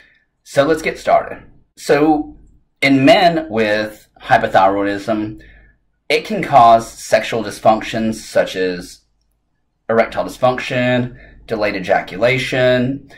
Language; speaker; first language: English; native; English